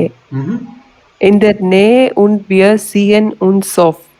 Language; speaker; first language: German; non-native, learner; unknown